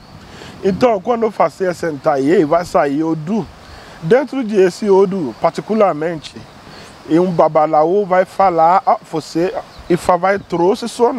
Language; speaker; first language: Portuguese; non-native, learner; Yoruba